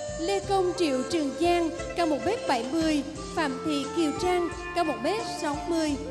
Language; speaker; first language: Vietnamese; native; Vietnamese